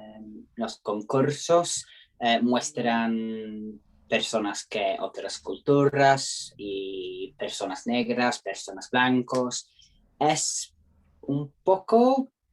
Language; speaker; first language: Spanish; non-native, learner; English